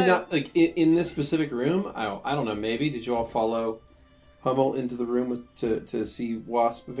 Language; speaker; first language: English; native; English